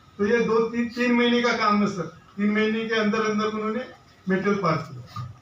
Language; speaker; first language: Hindi; non-native, local second language; Marathi